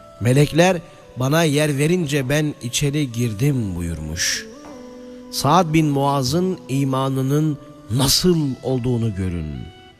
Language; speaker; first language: Turkish; native; Turkish